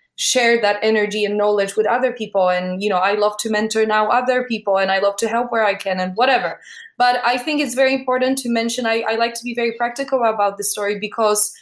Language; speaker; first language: English; non-native, fluent; Polish